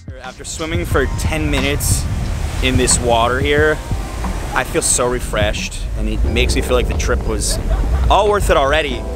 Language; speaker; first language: English; native; English